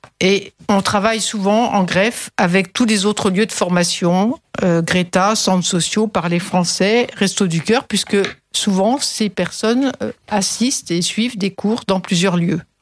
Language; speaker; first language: French; native; French